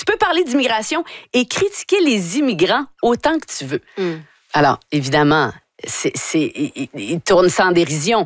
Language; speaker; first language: French; native; French